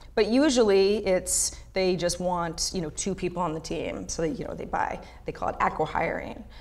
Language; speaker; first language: English; native; English